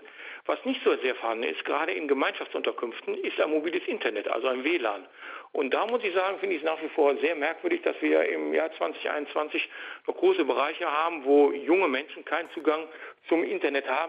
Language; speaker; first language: German; native; German